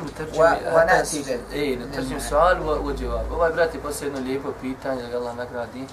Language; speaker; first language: Arabic; non-native, fluent; Bosnian